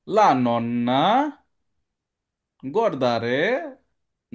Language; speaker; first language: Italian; non-native, learner; Bangla